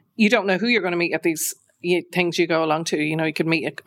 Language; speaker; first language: English; native; English